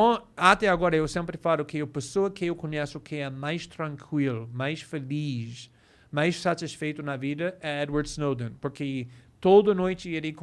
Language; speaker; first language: Portuguese; non-native, fluent; English